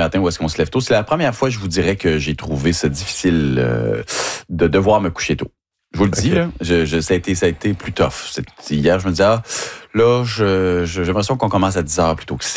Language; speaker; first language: French; native; French